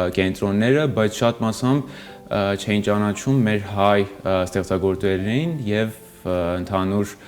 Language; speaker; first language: Armenian; early bilingual, heritage; Armenian